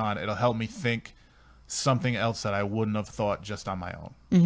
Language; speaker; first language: English; native; English